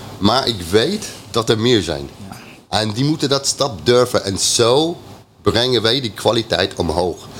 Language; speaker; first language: Dutch; non-native, fluent; English